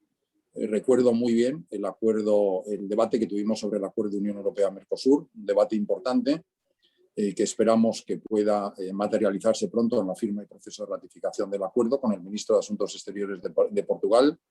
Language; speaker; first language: Spanish; native; Spanish